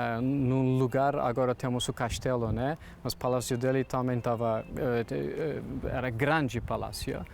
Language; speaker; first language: Portuguese; non-native, learner; Turkish